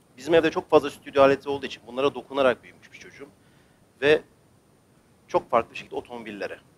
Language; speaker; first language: Turkish; native; Turkish